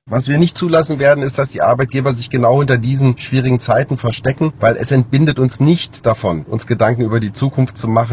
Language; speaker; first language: German; native; German